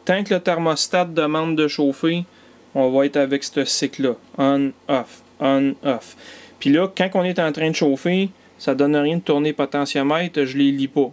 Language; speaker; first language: French; native; French